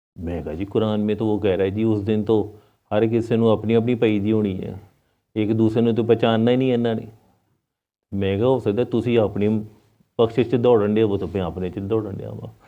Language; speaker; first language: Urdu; non-native, local second language; Punjabi